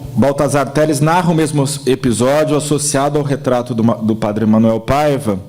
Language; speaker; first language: Portuguese; native; Portuguese